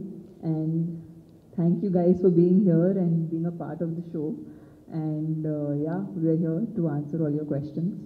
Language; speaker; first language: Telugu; non-native, fluent; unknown